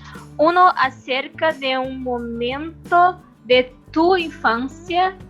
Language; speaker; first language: Spanish; non-native, learner; Portuguese